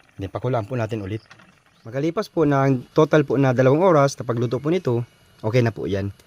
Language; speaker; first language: Filipino; native; Filipino